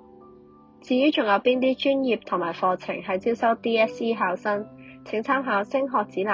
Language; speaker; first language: Chinese; non-native, local second language; Cantonese